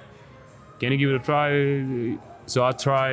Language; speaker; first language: English; non-native, fluent; Wolof